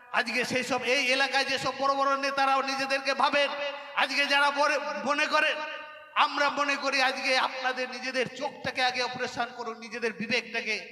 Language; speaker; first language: Bangla; non-native, local second language; Santali